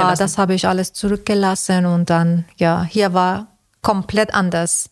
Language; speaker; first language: German; non-native, fluent; Persian